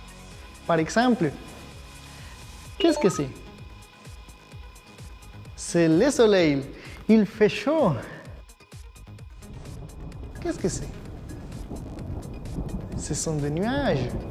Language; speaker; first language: French; non-native, fluent; Spanish